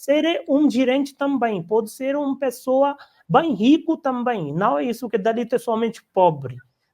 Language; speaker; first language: Portuguese; non-native, learner; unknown